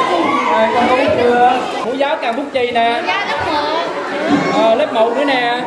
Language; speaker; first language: Vietnamese; native; Vietnamese